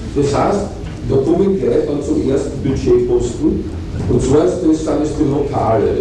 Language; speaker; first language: German; native; German